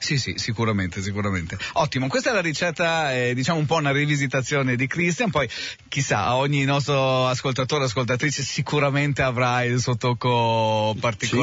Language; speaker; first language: Italian; native; Italian